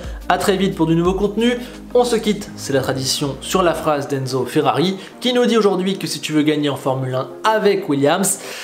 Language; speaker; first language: French; native; French